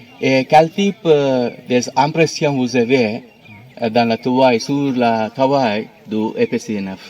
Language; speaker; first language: French; non-native, learner; Telugu